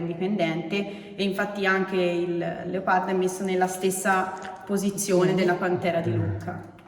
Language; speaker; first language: Italian; native; Italian